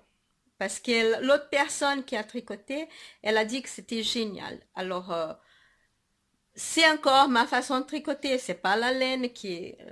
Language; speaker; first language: French; non-native, fluent; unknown